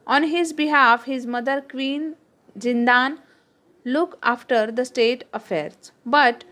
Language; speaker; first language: English; non-native, local second language; Marathi